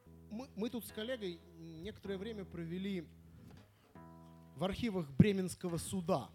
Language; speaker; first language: Russian; native; Russian